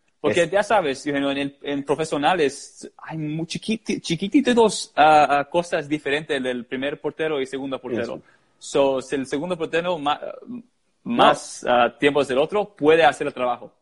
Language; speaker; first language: Spanish; early bilingual, heritage; Spanish